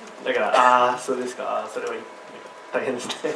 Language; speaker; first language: Japanese; non-native, learner; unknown